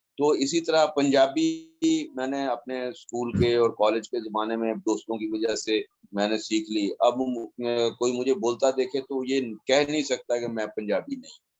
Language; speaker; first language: Urdu; non-native, local second language; Saraiki